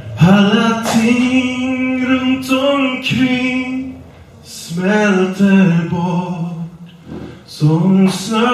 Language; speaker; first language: Swedish; non-native, fluent; English